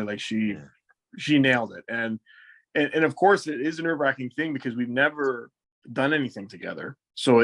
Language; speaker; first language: English; native; English